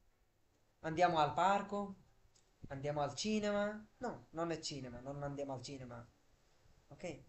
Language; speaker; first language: Italian; non-native, fluent; Bangla